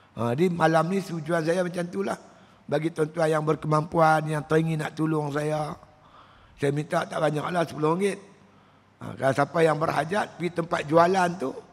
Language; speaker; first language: Malay; native; Malay